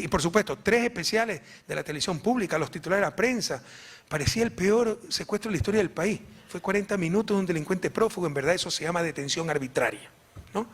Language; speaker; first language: Spanish; native; Spanish